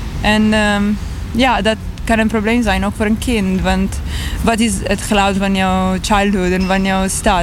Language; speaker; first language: Dutch; non-native, learner; Italian